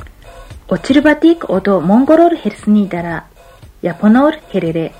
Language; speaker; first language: Mongolian; non-native, fluent; Japanese